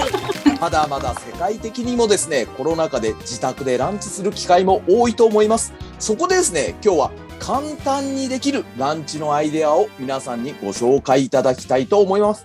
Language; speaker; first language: Japanese; native; Japanese